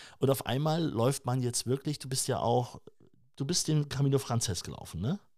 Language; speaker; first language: German; native; German